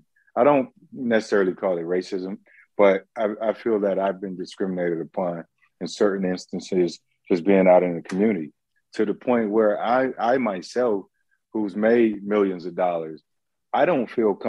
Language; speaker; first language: English; native; English